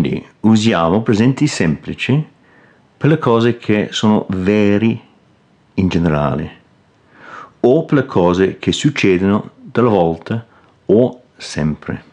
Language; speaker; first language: Italian; non-native, fluent; English